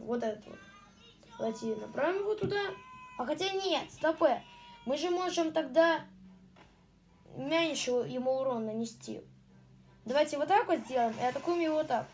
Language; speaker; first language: Russian; native; Russian